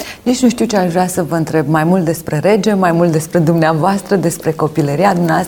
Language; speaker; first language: Romanian; native; Romanian